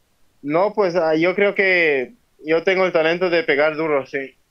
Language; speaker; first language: Spanish; early bilingual, heritage; Spanish